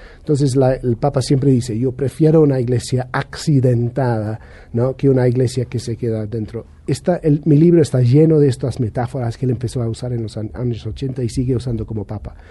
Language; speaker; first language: Spanish; non-native, fluent; English